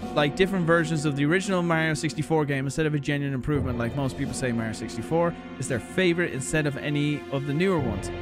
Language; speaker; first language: English; native; English